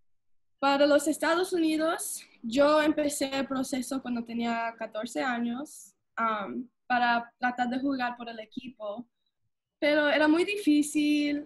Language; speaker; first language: Spanish; early bilingual, heritage; English